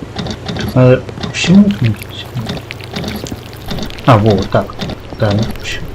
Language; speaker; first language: Russian; native; Russian